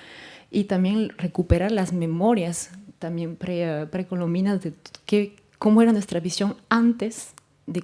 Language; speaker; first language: Spanish; native; Spanish